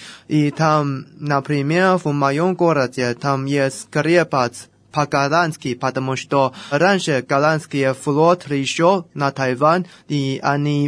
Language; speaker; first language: Russian; non-native, fluent; Chinese